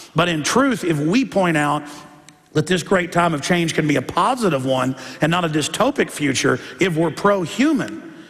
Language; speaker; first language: English; native; English